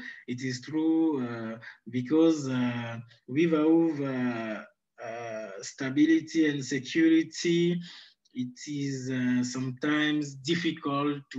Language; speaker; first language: English; non-native, fluent; Sango